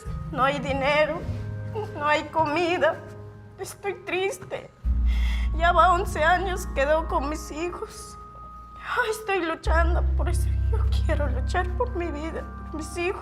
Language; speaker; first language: Spanish; non-native, local second language; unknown